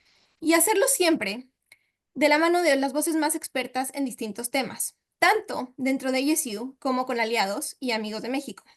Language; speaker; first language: Spanish; native; Spanish